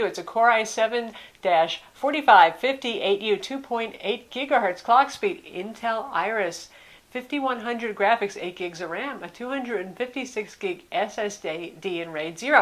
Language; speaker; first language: English; native; English